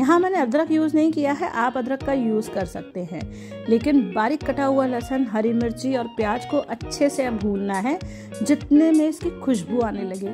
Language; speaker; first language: Hindi; native; Hindi